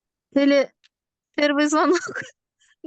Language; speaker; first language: Russian; non-native, local second language; Kyrgyz